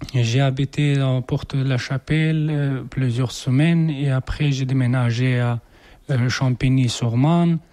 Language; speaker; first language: French; non-native, learner; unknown